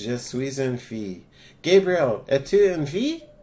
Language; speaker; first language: French; non-native, learner; English